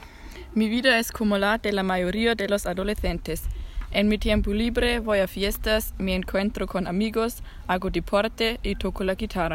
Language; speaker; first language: Spanish; non-native, learner; German